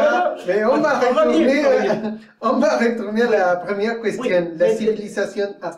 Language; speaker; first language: French; non-native, fluent; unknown